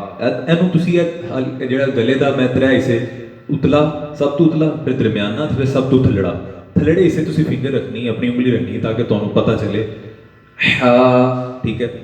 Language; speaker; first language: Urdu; non-native, local second language; Punjabi